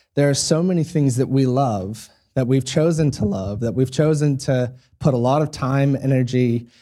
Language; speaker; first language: English; native; English